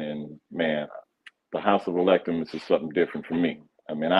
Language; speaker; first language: English; native; English